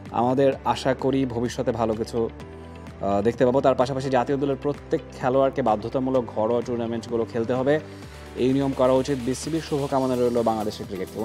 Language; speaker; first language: Bangla; native; Bangla